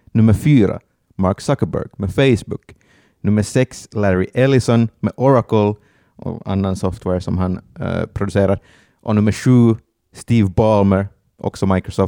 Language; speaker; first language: Swedish; native; Swedish